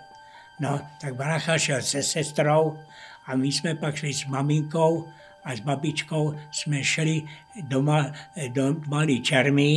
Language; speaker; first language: Czech; early bilingual, heritage; Czech